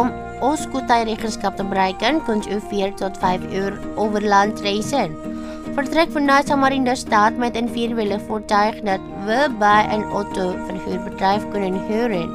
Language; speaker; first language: Dutch; non-native, learner; Indonesian